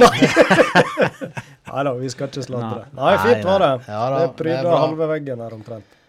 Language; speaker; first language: Norwegian; native; Norwegian